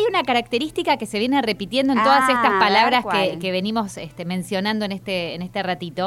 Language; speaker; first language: Spanish; native; Spanish